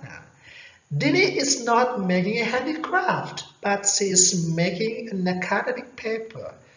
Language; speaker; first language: English; non-native, fluent; Indonesian